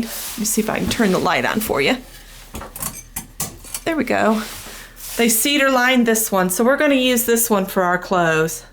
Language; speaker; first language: English; native; English